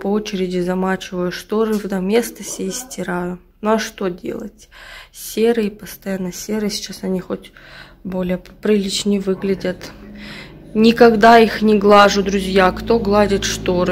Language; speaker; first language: Russian; native; Russian